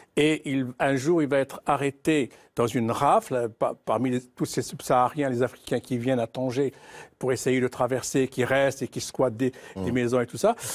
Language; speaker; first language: French; non-native, local second language; Arabic